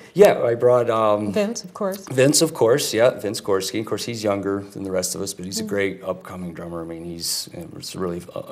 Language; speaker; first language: English; native; English